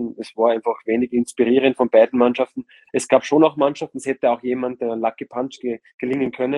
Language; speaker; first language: German; native; German